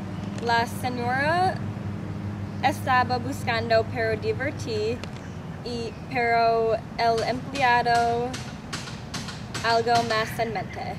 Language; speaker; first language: Spanish; non-native, learner; English